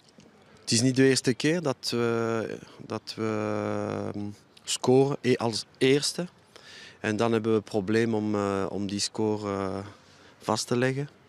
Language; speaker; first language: Dutch; non-native, local second language; French